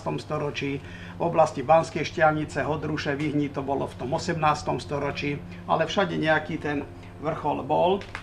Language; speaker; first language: Slovak; native; Slovak